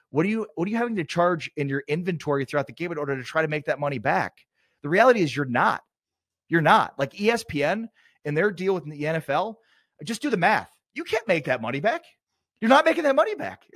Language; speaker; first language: English; native; English